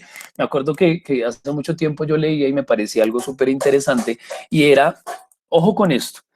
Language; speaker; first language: Spanish; native; Spanish